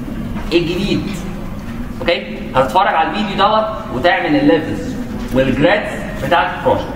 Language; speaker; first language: Arabic; native; Arabic